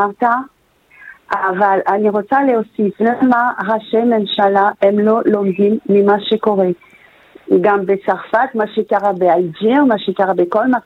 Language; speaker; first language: Hebrew; non-native, fluent; French